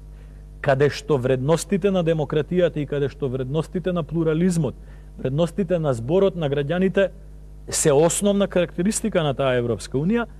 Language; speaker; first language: Macedonian; native; Macedonian